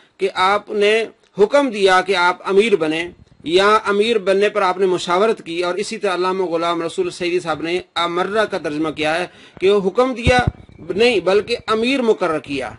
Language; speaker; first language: Urdu; non-native, local second language; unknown